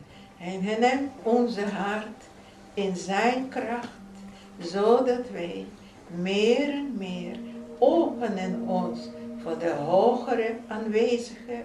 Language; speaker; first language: Dutch; non-native, fluent; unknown